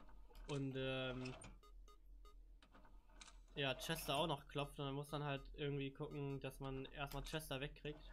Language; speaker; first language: German; native; German